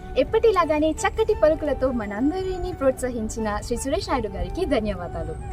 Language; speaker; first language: Telugu; early bilingual, heritage; Telugu